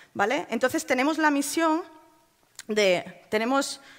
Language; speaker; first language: Spanish; native; Spanish